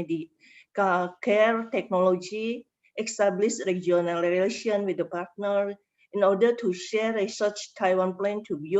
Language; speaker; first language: English; non-native, learner; Indonesian